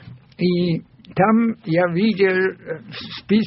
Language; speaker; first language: Russian; non-native, fluent; German